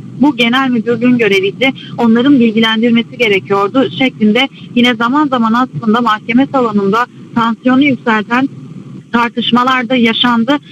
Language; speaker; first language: Turkish; native; Turkish